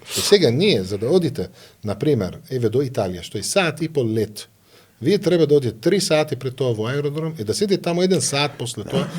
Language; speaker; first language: Macedonian; non-native, fluent; Arabic